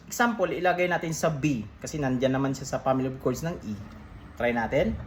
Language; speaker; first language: Filipino; native; Filipino